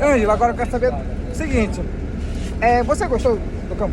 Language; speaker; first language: Portuguese; native; Portuguese